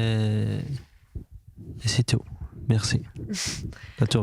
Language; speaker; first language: French; non-native, learner; Arabic